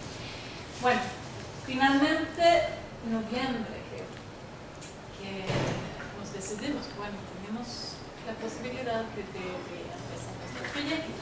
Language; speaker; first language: Spanish; non-native, learner; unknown